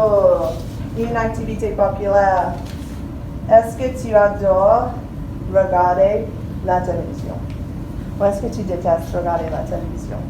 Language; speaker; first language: French; non-native, fluent; English